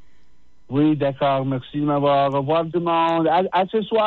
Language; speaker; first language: French; non-native, local second language; English